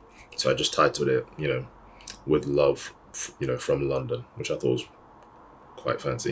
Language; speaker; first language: English; native; English